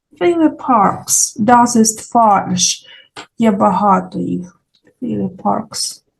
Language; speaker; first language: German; non-native, fluent; Ukrainian